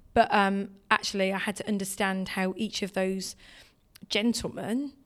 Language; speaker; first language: English; native; English